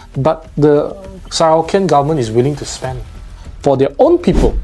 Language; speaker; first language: English; non-native, local second language; Malay